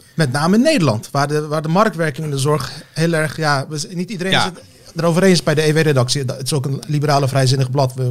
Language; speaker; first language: Dutch; native; Dutch